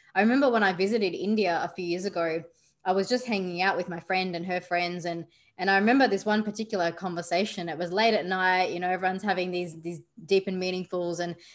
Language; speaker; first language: English; native; English